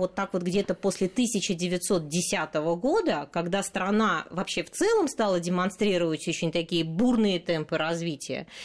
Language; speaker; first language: Russian; native; Russian